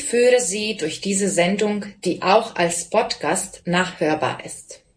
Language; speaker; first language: German; non-native, fluent; Serbian